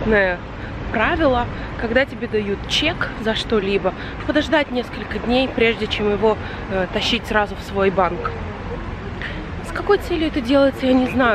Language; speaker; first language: Russian; native; Russian